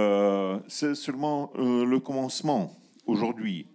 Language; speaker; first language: French; non-native, learner; Russian